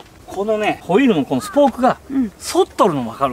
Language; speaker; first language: Japanese; native; Japanese